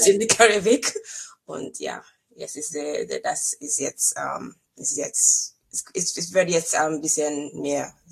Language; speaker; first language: German; non-native, fluent; English